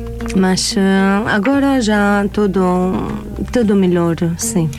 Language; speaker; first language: Portuguese; non-native, learner; Arabic